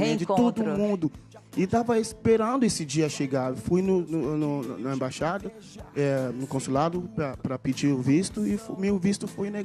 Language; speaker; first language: Portuguese; non-native, fluent; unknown